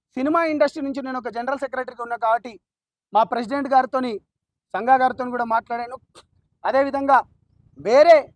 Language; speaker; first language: Telugu; non-native, local second language; Lambadi